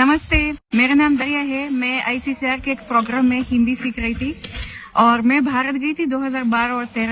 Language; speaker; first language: Hindi; non-native, fluent; Russian